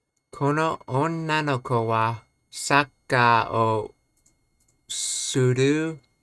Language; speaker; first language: Japanese; non-native, learner; English